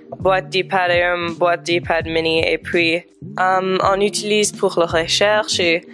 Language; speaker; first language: French; non-native, fluent; English